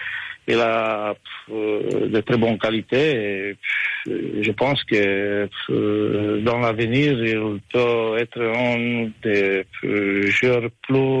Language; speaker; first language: French; non-native, fluent; Romanian